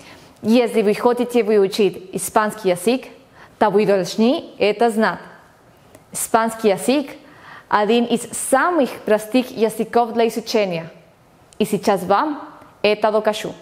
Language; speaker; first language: Russian; non-native, fluent; Spanish